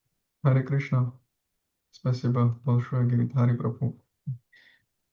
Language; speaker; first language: Russian; non-native, fluent; Georgian